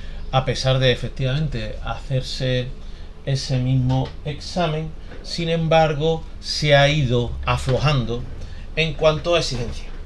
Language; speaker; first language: Spanish; native; Spanish